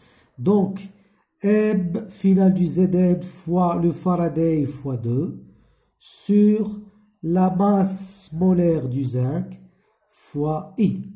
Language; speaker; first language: French; non-native, local second language; Arabic